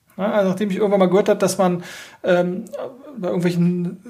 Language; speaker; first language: German; native; German